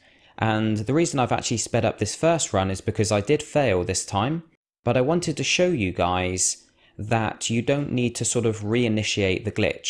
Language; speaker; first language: English; native; English